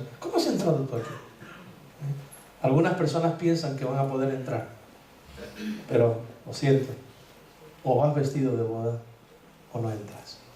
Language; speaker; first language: Spanish; native; Spanish